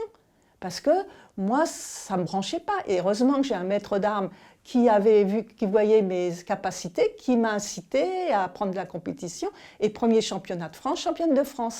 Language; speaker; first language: French; native; French